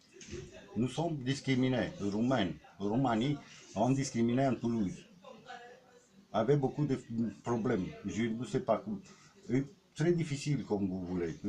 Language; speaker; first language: French; non-native, learner; Romanian